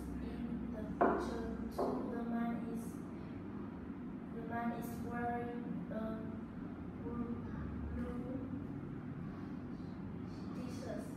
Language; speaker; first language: English; non-native, learner; Vietnamese